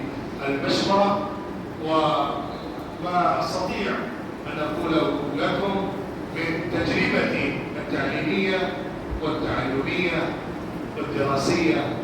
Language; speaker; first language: Arabic; non-native, fluent; Urdu